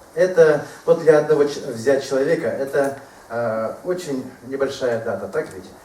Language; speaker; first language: Russian; non-native, local second language; Udmurt